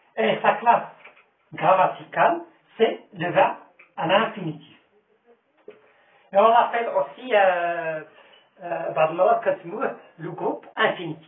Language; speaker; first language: French; non-native, local second language; Arabic